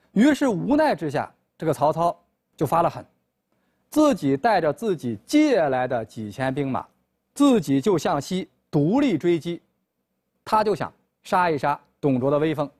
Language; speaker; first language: Chinese; native; Chinese